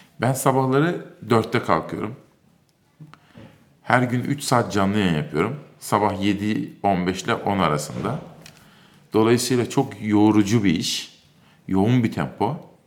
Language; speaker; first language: Turkish; native; Turkish